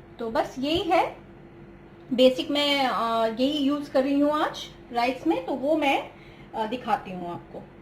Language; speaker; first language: Hindi; non-native, local second language; Bangla